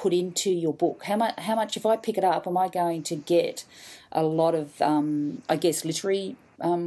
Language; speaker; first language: English; native; English